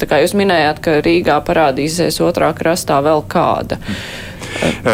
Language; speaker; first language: Latvian; native; Latvian